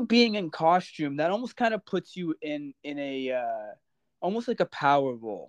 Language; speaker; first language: English; native; English